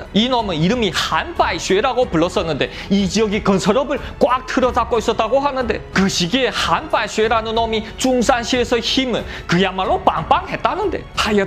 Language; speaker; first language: Korean; native; Korean